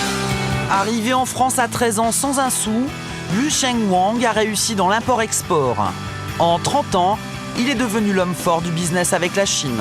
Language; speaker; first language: French; native; French